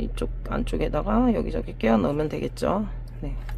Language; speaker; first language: Korean; native; Korean